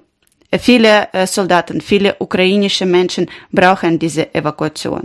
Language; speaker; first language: German; non-native, learner; Ukrainian